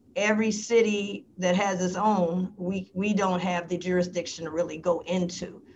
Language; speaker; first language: English; native; English